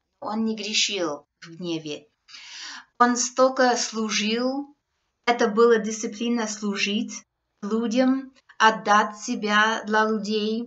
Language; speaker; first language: Russian; non-native, fluent; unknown